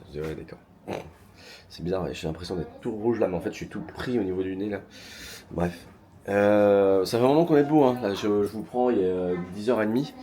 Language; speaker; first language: French; native; French